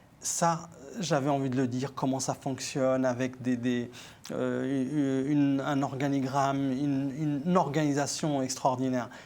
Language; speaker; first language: French; early bilingual, other home language; Arabic